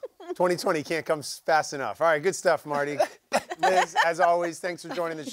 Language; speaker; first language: English; native; English